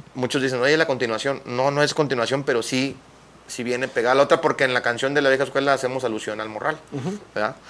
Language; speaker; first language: Spanish; native; Spanish